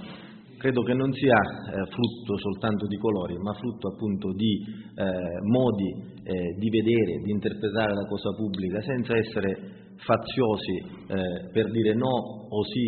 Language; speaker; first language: Italian; native; Italian